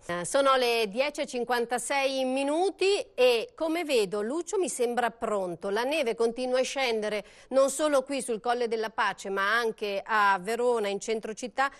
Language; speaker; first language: Italian; native; Italian